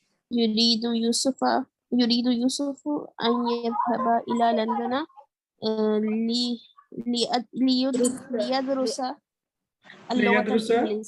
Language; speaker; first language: Arabic; non-native, learner; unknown